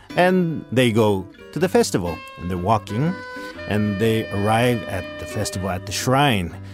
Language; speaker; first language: English; early bilingual, other home language; Japanese